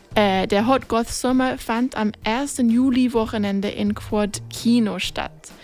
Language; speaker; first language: German; non-native, fluent; English